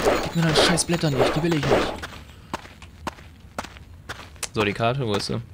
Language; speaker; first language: German; native; German